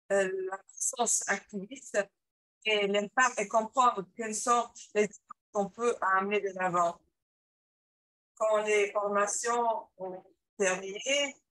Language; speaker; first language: French; non-native, learner; English